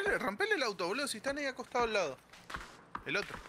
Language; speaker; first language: Spanish; native; Spanish